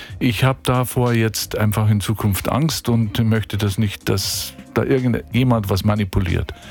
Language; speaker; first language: German; native; German